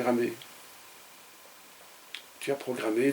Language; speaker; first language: French; native; French